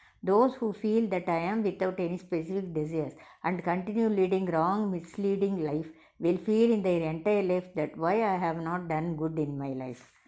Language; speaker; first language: English; non-native, local second language; Tamil